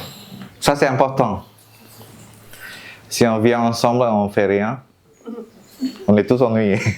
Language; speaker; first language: French; non-native, fluent; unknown